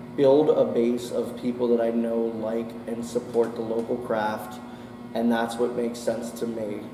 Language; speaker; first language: English; native; English